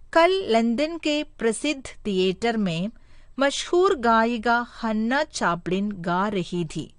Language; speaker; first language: Hindi; non-native, local second language; Malayalam